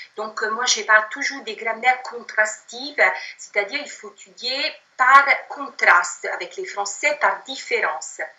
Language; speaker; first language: French; non-native, fluent; Italian